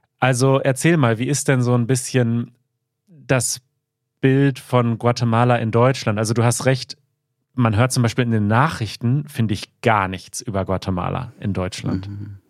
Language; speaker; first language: German; native; German